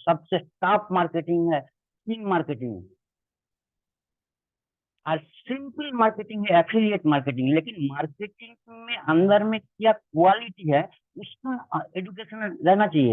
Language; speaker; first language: Hindi; non-native, local second language; Bangla